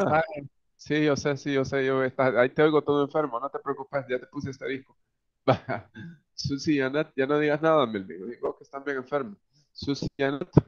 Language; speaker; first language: Spanish; native; Spanish